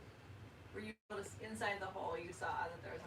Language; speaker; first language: English; native; English